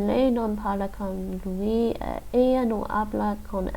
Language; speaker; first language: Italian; non-native, learner; English